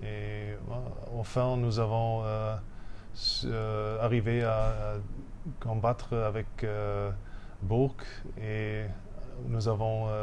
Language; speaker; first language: French; non-native, fluent; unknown